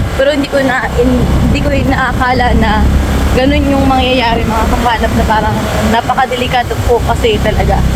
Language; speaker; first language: Filipino; native; Filipino